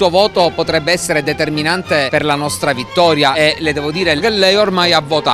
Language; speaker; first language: Italian; native; Italian